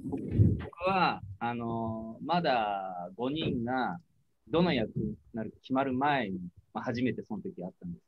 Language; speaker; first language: Japanese; native; Japanese